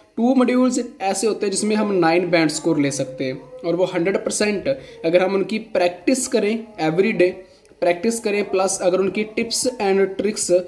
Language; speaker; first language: Hindi; non-native, local second language; Punjabi